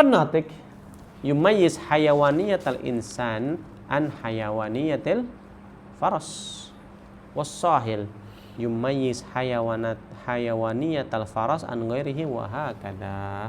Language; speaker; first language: Arabic; non-native, fluent; Indonesian